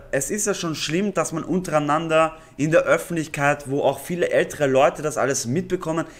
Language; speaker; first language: German; native; German